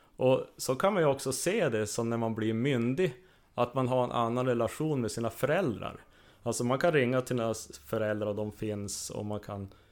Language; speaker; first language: Swedish; native; Swedish